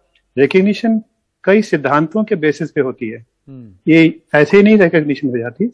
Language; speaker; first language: Hindi; native; Hindi